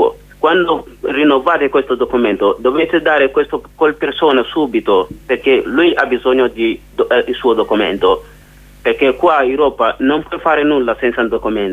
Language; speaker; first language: Italian; non-native, learner; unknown